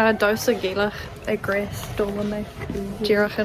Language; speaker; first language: Irish; non-native, learner; English